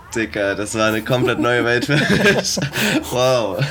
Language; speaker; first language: German; native; German